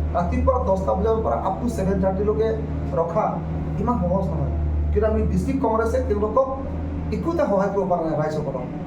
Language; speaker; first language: Assamese; non-native, local second language; Karbi